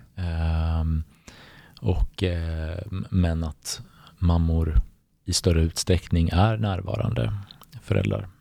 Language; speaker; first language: Swedish; early bilingual, other home language; Bosnian